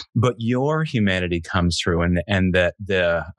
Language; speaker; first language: English; native; English